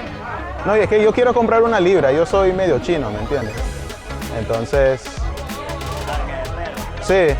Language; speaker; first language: Spanish; non-native, fluent; English